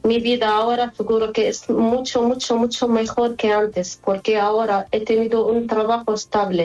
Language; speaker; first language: Spanish; non-native, fluent; Arabic